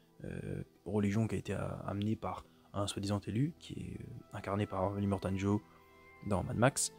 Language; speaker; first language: French; native; French